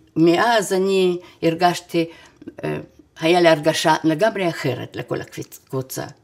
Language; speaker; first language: Hebrew; non-native, fluent; Russian